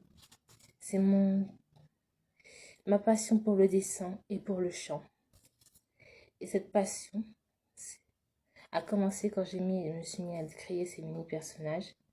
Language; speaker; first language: French; native; French